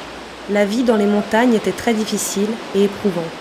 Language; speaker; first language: French; native; French